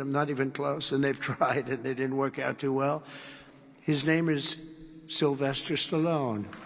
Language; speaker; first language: English; native; English